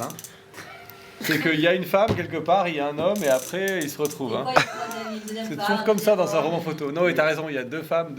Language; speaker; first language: French; native; French